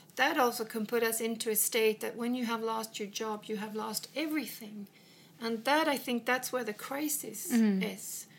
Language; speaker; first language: English; non-native, fluent; Swedish